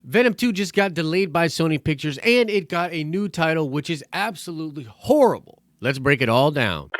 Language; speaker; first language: English; native; English